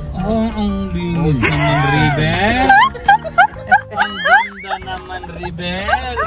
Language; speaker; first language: Filipino; non-native, learner; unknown